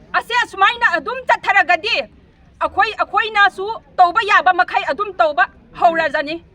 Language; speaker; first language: Manipuri; non-native, local second language; Thado Chin